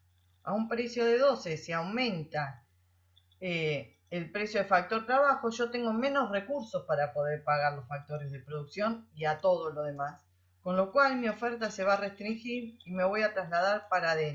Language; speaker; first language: Spanish; native; Spanish